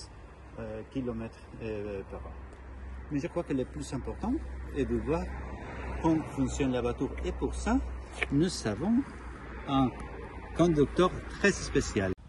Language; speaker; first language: French; non-native, learner; Spanish